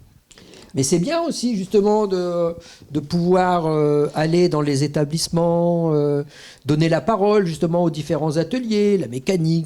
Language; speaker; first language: French; native; French